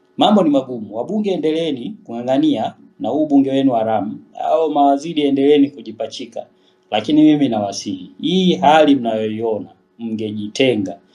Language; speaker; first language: Swahili; native; Swahili